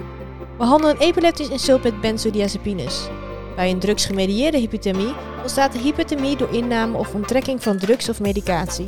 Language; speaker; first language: Dutch; native; Dutch